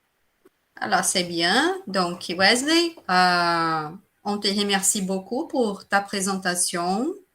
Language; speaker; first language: French; non-native, fluent; Portuguese